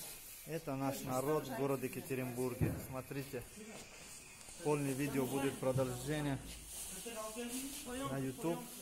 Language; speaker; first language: Russian; non-native, learner; Tajik